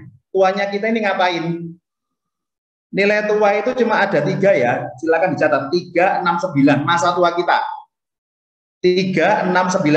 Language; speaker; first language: Indonesian; native; Indonesian